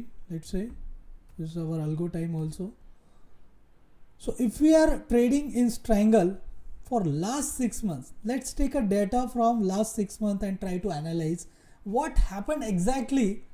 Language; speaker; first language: English; non-native, local second language; Hindi